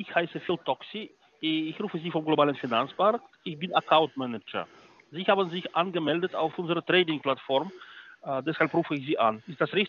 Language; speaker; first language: German; non-native, fluent; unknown